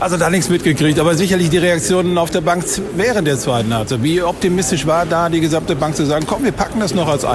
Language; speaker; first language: German; native; German